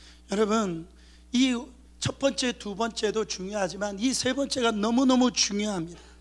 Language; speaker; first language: Korean; native; Korean